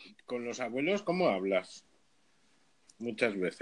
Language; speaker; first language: Spanish; native; Spanish